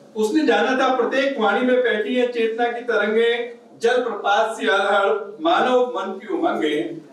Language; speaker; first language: Hindi; native; Hindi